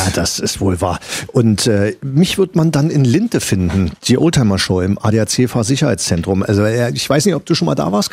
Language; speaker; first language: German; native; German